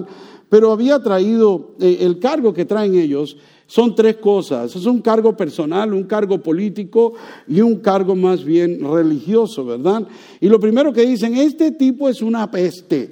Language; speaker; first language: Spanish; native; Spanish